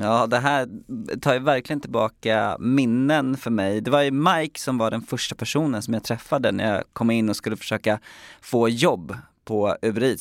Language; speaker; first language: Swedish; native; Swedish